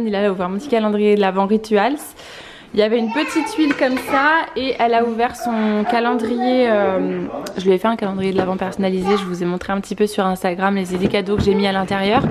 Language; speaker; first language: French; native; French